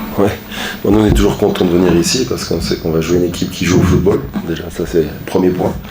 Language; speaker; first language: French; native; French